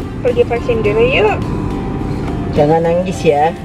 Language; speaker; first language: Indonesian; non-native, learner; Turkish